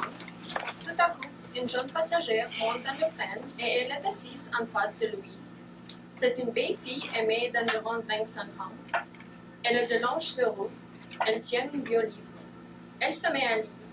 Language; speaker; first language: French; non-native, learner; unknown